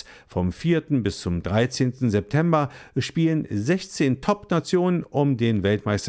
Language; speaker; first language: German; native; German